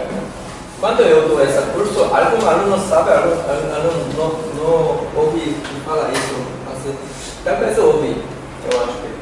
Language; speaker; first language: Portuguese; non-native, learner; Korean